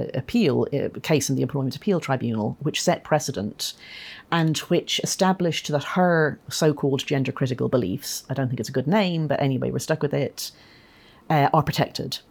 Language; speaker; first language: English; native; English